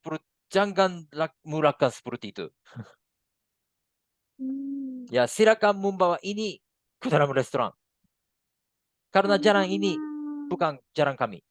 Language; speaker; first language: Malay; non-native, fluent; Japanese